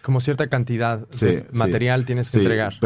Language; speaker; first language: Spanish; native; Spanish